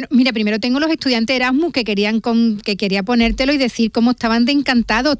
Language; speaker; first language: Spanish; native; Spanish